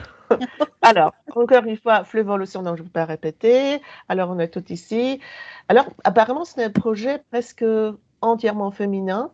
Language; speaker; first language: French; non-native, fluent; Polish